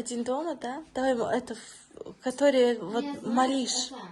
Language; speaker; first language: Russian; non-native, local second language; Tajik